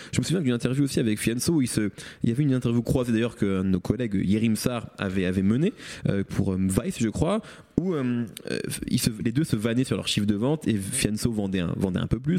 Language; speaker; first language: French; native; French